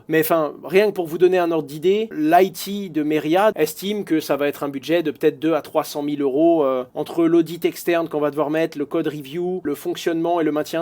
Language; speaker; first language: French; native; French